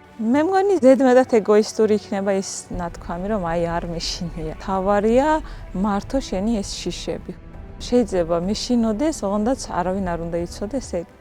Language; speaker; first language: Georgian; non-native, local second language; Azerbaijani